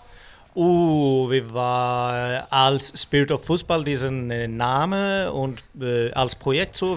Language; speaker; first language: German; non-native, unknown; Swedish